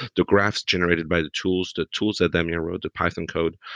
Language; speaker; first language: English; non-native, fluent; French